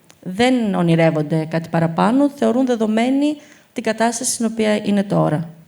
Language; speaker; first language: Greek; early bilingual, other home language; Albanian